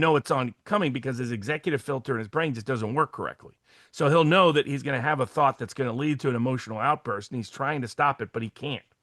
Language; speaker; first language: English; native; English